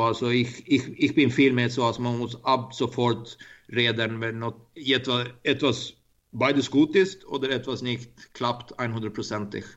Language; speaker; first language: German; non-native, learner; Swedish